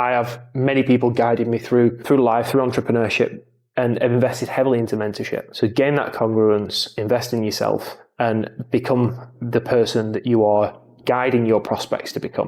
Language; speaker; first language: English; native; English